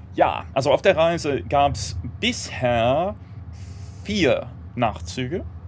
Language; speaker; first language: German; non-native, fluent; English